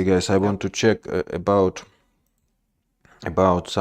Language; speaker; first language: English; non-native, learner; Russian